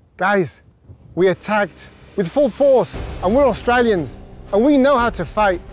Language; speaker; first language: English; native; English